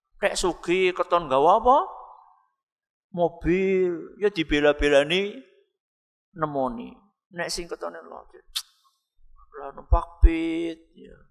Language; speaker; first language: Indonesian; non-native, local second language; Javanese